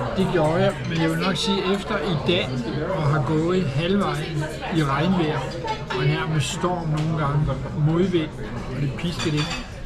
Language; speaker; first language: Danish; native; Danish